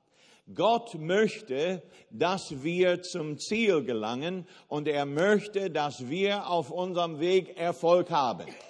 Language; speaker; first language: German; non-native, fluent; English